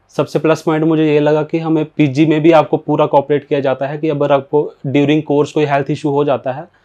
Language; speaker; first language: Hindi; native; Hindi